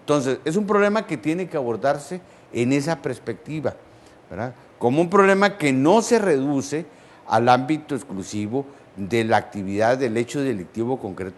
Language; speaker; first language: Spanish; native; Spanish